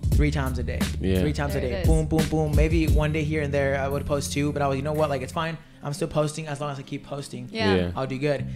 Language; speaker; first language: English; early bilingual, other home language; Spanish